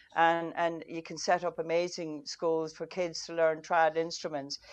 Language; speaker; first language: English; non-native, local second language; Irish